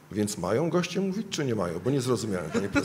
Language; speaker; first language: Polish; native; Polish